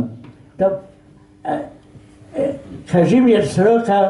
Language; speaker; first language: Hebrew; non-native, fluent; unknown